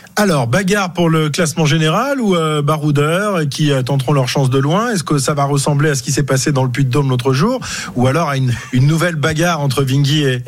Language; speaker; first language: French; native; French